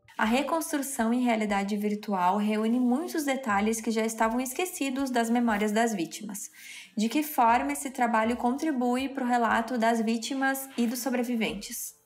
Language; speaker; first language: Portuguese; native; Portuguese